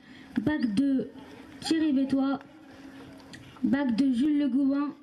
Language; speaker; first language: French; native; French